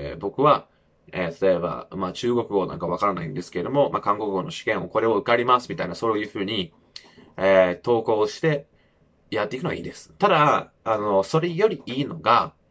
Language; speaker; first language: Japanese; non-native, fluent; English